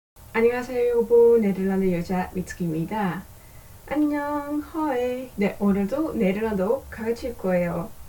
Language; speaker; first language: Korean; non-native, learner; Dutch